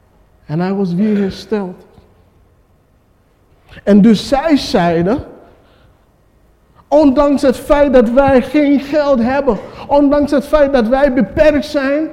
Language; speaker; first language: Dutch; non-native, fluent; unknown